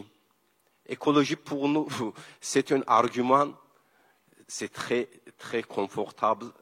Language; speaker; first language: French; non-native, learner; Kurdish